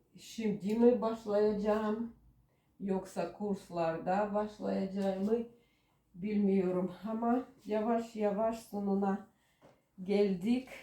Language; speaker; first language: Turkish; non-native, learner; Russian